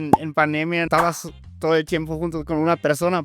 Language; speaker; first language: Spanish; non-native, fluent; German